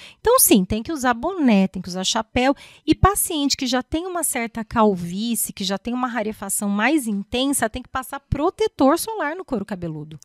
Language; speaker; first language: Portuguese; native; Portuguese